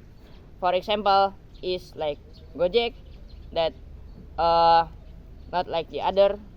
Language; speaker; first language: English; non-native, learner; Indonesian